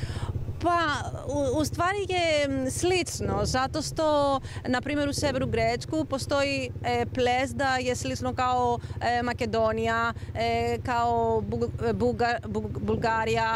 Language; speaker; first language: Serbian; non-native, learner; Greek